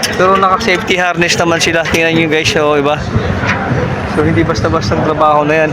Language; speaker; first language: Filipino; non-native, local second language; Cebuano